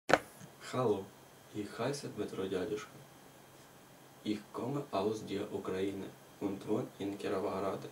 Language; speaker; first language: German; non-native, learner; Ukrainian